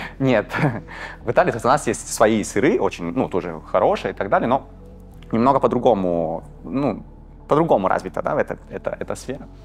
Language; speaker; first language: Russian; non-native, fluent; Italian